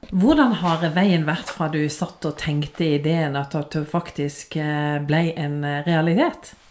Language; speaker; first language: Norwegian; native; Norwegian